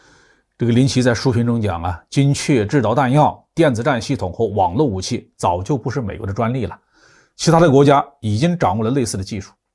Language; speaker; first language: Chinese; native; Chinese